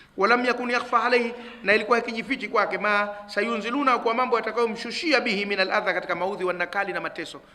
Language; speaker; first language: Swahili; native; Swahili